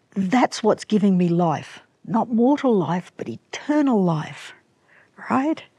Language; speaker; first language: English; native; English